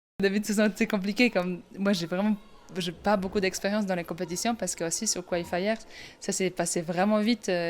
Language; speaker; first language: French; non-native, fluent; Polish